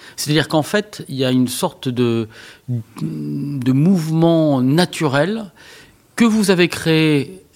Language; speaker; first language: French; native; French